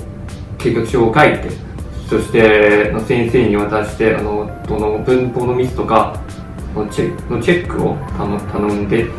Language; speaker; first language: Japanese; non-native, fluent; Chinese